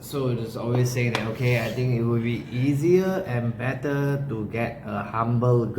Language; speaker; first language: English; non-native, learner; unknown